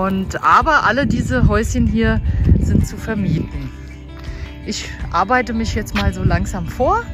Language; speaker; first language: German; native; German